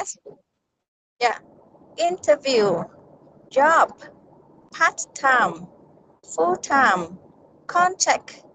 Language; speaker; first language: English; non-native, learner; Vietnamese